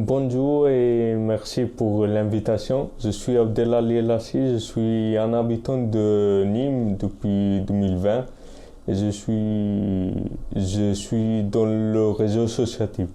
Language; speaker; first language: French; non-native, fluent; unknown